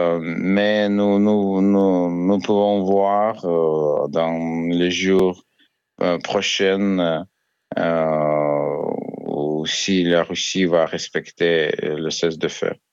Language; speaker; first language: French; non-native, learner; Ukrainian